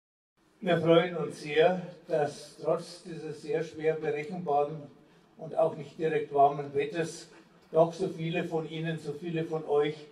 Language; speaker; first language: German; native; German